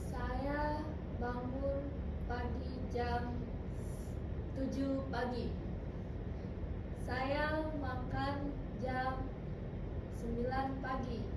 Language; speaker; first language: Indonesian; non-native, learner; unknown